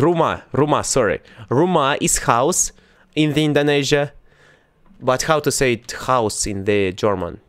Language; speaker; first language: English; non-native, learner; Russian